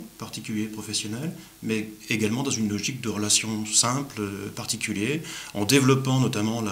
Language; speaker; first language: French; native; French